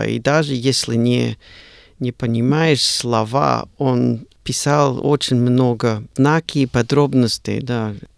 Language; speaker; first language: Russian; non-native, learner; English